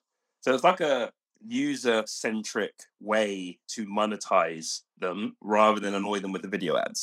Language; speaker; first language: English; native; English